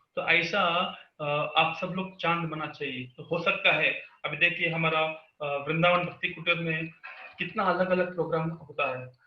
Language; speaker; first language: Hindi; non-native, local second language; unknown